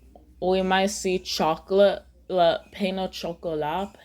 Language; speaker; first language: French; non-native, learner; English